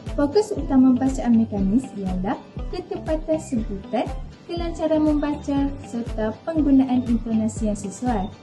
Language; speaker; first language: Malay; native; Malay